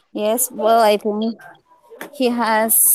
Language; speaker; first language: English; non-native, learner; Spanish